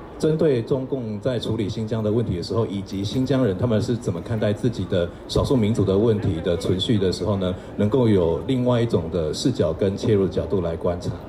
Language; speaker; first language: Chinese; native; Chinese